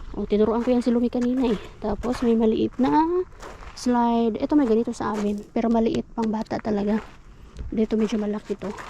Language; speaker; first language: Filipino; native; Filipino